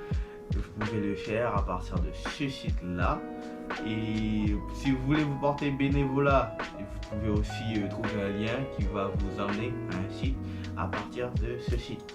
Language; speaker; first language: French; non-native, fluent; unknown